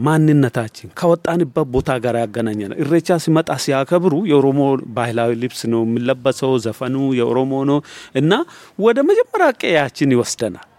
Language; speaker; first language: Amharic; non-native, local second language; Oromo